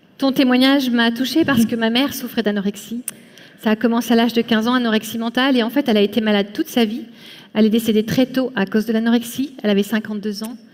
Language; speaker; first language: French; native; French